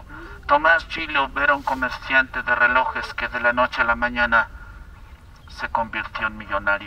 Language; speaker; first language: Spanish; native; Spanish